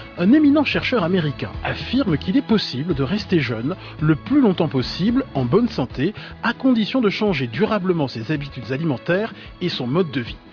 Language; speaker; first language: French; native; French